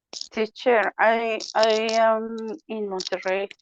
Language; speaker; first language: English; non-native, learner; Spanish